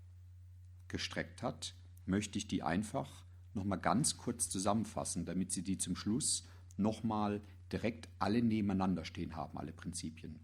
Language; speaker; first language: German; native; German